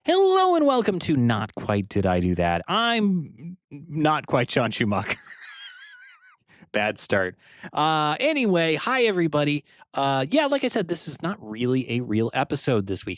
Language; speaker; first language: English; native; English